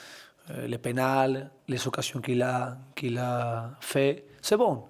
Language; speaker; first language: French; non-native, learner; Spanish